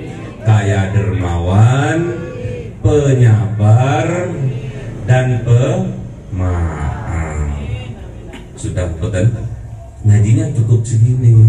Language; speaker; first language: Indonesian; non-native, local second language; Javanese